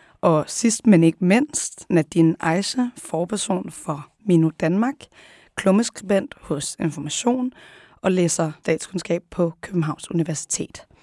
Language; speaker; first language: Danish; early bilingual, other home language; Arabic